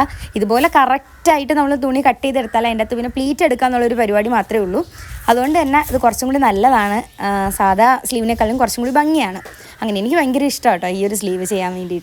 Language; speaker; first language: Malayalam; native; Malayalam